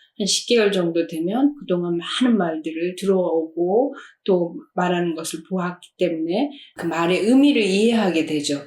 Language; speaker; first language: Korean; native; Korean